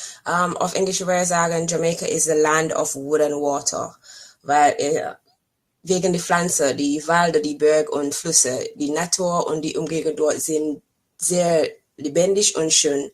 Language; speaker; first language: German; non-native, fluent; English